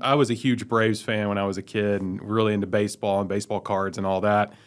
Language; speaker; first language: English; native; English